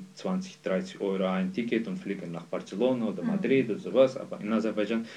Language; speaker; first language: German; non-native, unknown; Azerbaijani